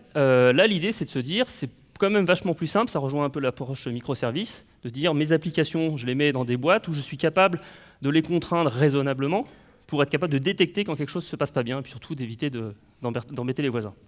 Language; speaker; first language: French; native; French